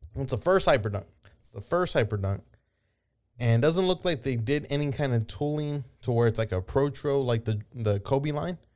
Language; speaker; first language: English; native; English